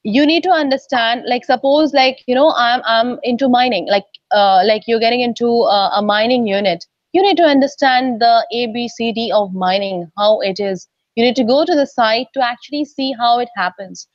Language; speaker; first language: English; non-native, local second language; Odia